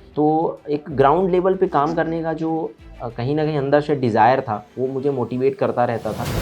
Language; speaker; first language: Hindi; native; Hindi